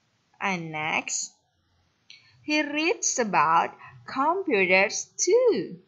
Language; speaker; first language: English; non-native, fluent; Indonesian